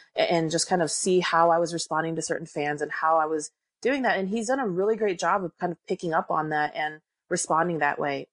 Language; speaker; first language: English; early bilingual, other home language; Korean